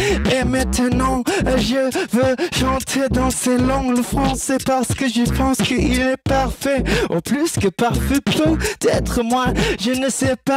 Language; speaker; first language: French; non-native, learner; English